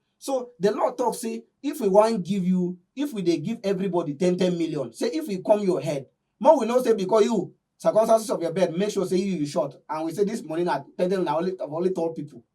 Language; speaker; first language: Nigerian Pidgin; non-native, local second language; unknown